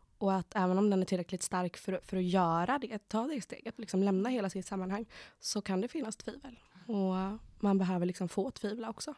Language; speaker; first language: Swedish; early bilingual, other home language; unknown